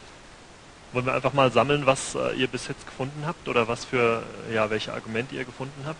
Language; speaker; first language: German; native; German